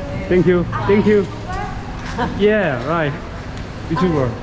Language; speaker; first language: English; non-native, learner; Korean